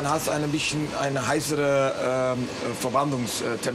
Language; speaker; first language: German; non-native, learner; Dutch